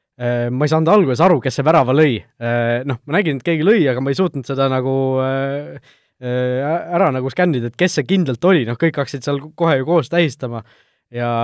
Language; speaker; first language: Estonian; native; Estonian